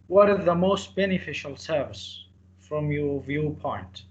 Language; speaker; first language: English; non-native, fluent; Arabic